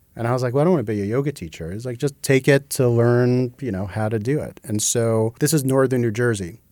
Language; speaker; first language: English; native; English